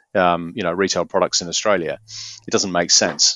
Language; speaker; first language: English; native; English